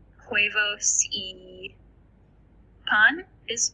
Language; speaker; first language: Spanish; non-native, learner; English